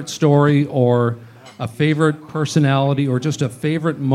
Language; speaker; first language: English; native; English